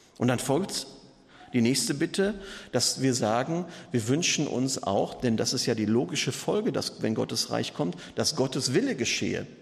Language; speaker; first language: German; native; German